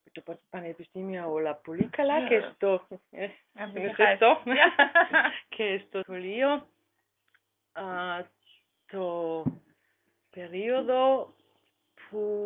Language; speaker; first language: Greek; non-native, learner; German